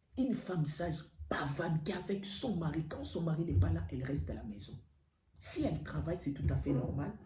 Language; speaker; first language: French; non-native, local second language; Lingala